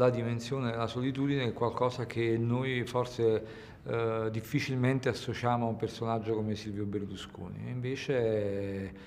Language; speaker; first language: Italian; native; Italian